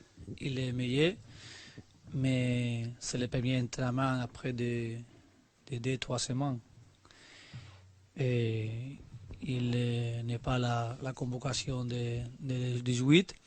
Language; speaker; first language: French; non-native, learner; Spanish